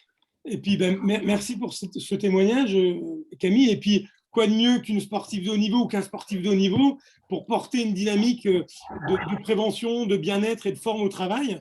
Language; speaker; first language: French; native; French